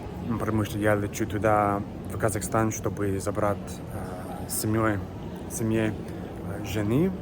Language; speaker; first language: Russian; non-native, learner; English